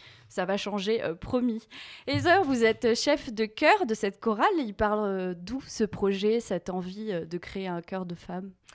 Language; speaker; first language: French; native; French